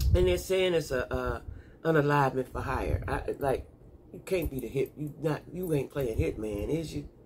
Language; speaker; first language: English; native; English